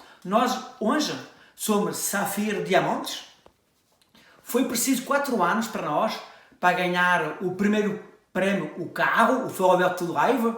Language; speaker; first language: Portuguese; early bilingual, heritage; French